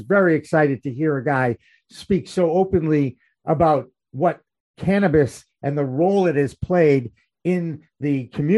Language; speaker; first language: English; native; English